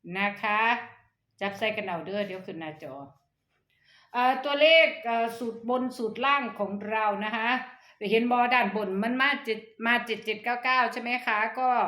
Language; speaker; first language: Thai; non-native, local second language; Northeastern Thai